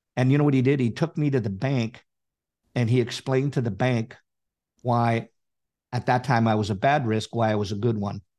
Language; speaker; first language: English; native; English